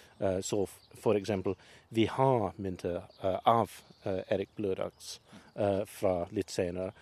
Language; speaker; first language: Norwegian; non-native, learner; English